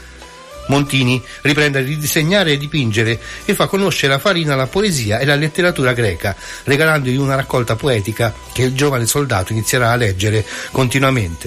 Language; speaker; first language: Italian; native; Italian